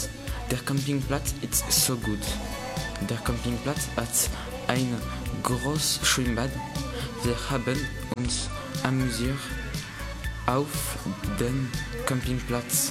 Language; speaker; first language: German; non-native, learner; French